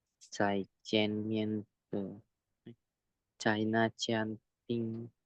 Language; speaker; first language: Chinese; non-native, learner; Indonesian